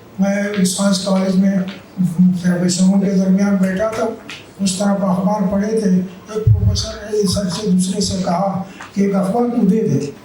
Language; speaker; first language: Urdu; non-native, local second language; Pashto